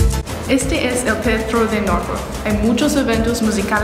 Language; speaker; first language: Spanish; non-native, learner; English